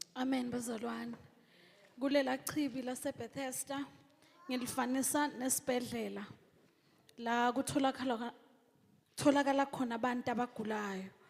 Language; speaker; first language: Zulu; non-native, local second language; Swati